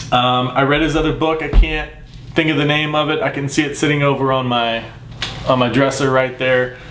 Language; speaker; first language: English; native; English